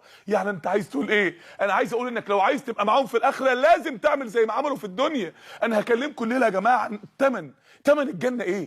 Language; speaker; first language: Arabic; native; Arabic